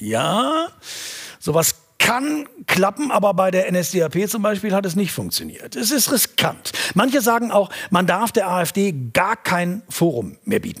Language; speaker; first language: German; native; German